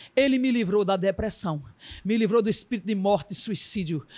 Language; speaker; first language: Portuguese; native; Portuguese